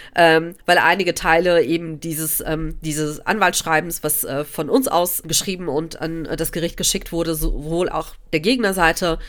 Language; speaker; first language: German; native; German